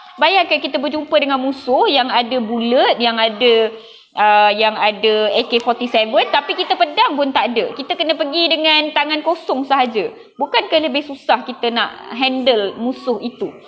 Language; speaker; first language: Malay; non-native, local second language; Tamil